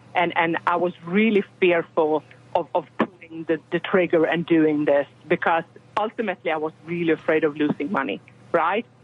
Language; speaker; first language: English; non-native, fluent; Swedish